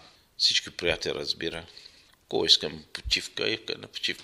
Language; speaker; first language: Bulgarian; non-native, local second language; Arabic